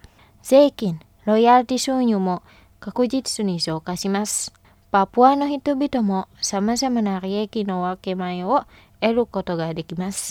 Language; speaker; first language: Japanese; non-native, fluent; Indonesian